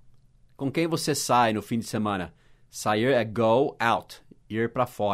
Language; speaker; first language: Portuguese; non-native, fluent; English